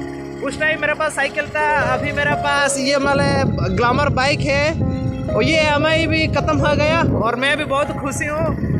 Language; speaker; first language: Hindi; non-native, local second language; Odia